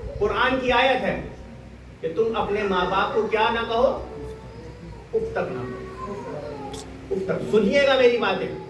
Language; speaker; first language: Urdu; native; Urdu